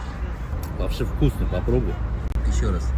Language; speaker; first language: Russian; non-native, local second language; Kazakh